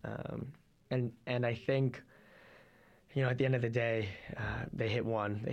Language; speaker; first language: English; native; English